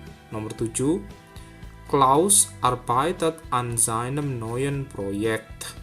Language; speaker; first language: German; non-native, fluent; Indonesian